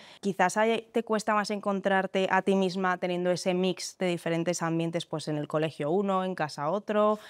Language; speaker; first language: Spanish; native; Spanish